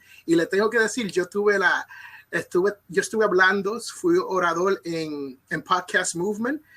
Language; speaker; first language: Spanish; early bilingual, other home language; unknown